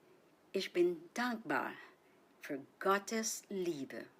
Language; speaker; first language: German; non-native, fluent; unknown